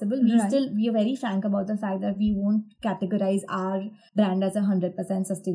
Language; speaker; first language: English; non-native, local second language; Gujarati